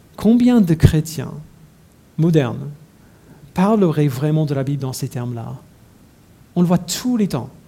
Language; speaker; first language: French; non-native, fluent; English